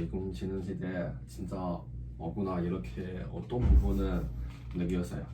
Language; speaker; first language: Korean; non-native, learner; Chinese